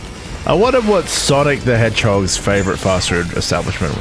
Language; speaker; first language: English; native; English